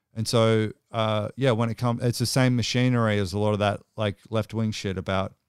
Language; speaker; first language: English; native; English